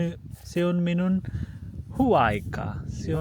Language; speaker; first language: Finnish; non-native, learner; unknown